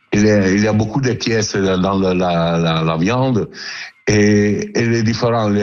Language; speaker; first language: French; non-native, learner; Italian